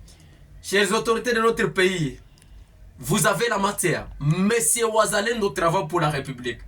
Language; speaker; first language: French; non-native, local second language; Lingala